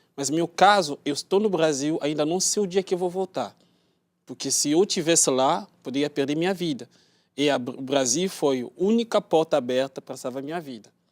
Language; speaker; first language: Portuguese; non-native, learner; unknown